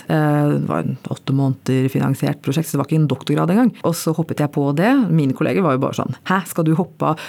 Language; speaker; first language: Norwegian; early bilingual, other home language; Bangla